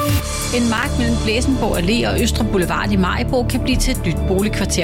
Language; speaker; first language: Danish; native; Danish